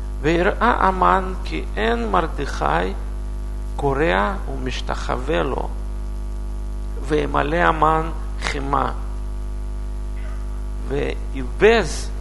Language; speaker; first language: Hebrew; non-native, learner; Russian